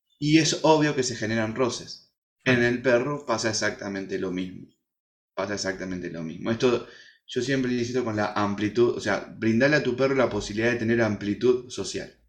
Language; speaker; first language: Spanish; native; Spanish